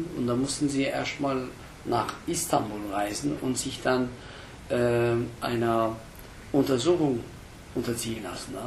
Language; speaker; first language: German; early bilingual, other home language; Turkish